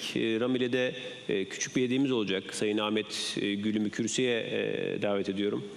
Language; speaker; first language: Turkish; native; Turkish